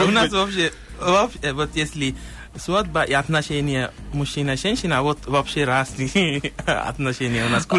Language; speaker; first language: Russian; non-native, learner; Sinhala